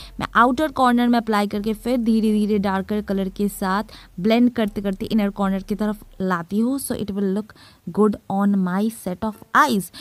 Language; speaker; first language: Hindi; non-native, local second language; Bangla